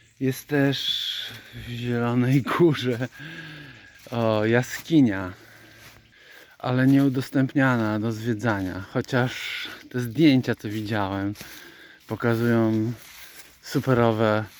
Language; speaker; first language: Polish; native; Polish